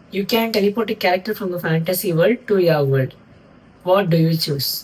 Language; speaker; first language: English; non-native, local second language; Tamil